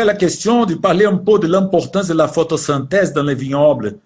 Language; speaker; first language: French; non-native, learner; Portuguese